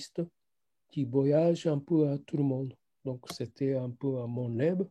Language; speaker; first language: French; non-native, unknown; Japanese